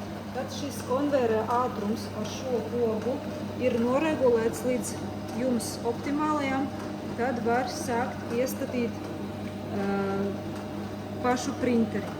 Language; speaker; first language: Latvian; native; Latvian